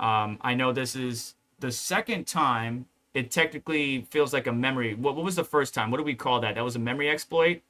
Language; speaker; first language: English; native; English